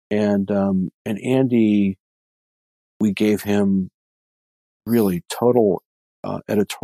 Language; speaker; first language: English; native; English